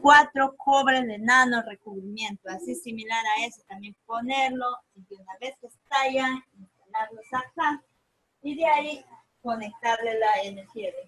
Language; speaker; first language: Spanish; native; Spanish